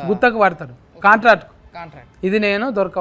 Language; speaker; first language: Telugu; native; Telugu